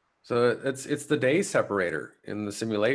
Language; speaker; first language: English; native; English